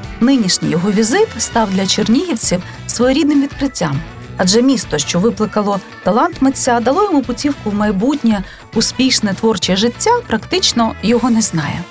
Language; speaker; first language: Ukrainian; native; Ukrainian